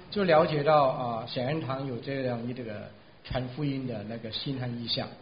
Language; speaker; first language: Chinese; non-native, local second language; Cantonese